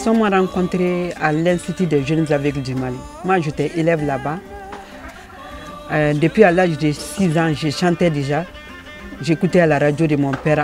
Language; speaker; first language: French; non-native, local second language; Bambara